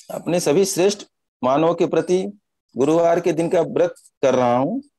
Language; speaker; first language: Hindi; native; Hindi